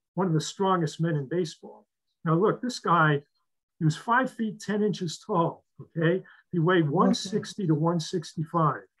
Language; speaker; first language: English; native; English